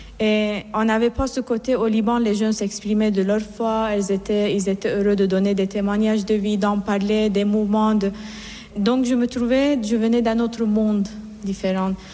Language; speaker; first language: French; non-native, fluent; Persian